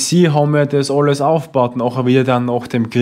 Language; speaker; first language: German; native; German